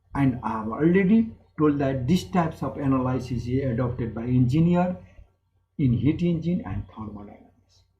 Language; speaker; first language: English; non-native, local second language; Nepali